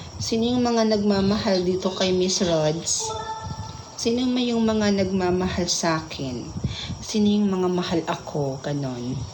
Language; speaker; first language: Filipino; non-native, local second language; Cebuano